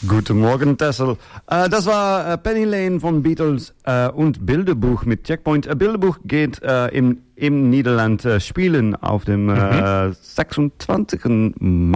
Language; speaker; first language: German; non-native, learner; Dutch